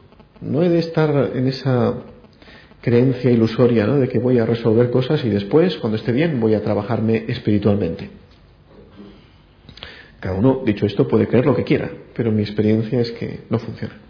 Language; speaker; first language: Spanish; native; Spanish